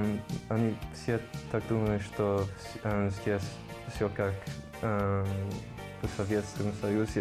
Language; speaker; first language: Russian; non-native, learner; English